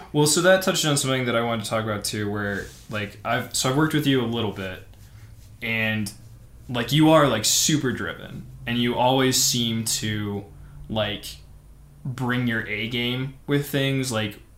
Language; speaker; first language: English; native; English